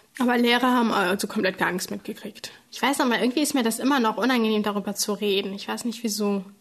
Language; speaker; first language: German; early bilingual, other home language; Tamil